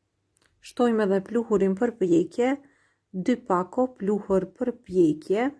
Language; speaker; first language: Albanian; native; Albanian